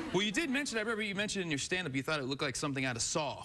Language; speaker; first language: English; native; English